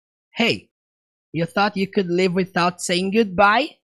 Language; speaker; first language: English; non-native, fluent; Portuguese